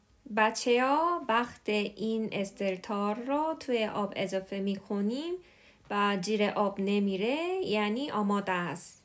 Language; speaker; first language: Persian; non-native, learner; Korean